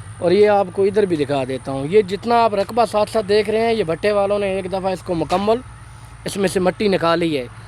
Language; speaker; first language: Urdu; non-native, local second language; Punjabi